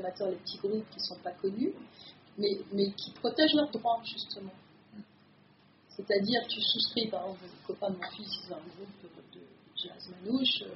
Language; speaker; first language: French; native; French